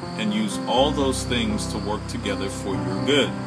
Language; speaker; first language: English; native; English